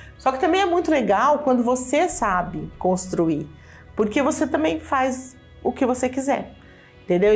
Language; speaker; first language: Portuguese; native; Portuguese